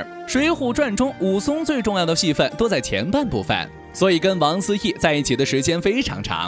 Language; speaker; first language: Chinese; native; Chinese